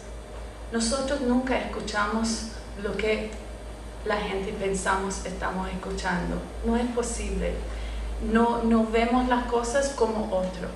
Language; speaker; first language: Spanish; non-native, fluent; English